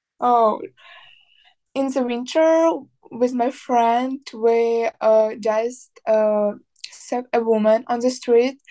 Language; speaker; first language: English; non-native, learner; Ukrainian